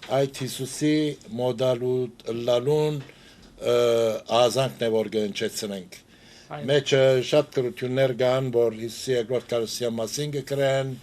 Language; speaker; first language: Armenian; early bilingual, heritage; Armenian